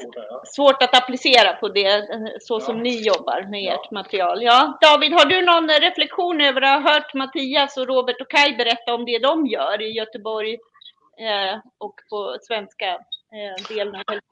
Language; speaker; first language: Swedish; native; Swedish